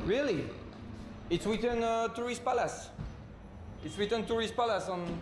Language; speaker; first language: English; non-native, learner; French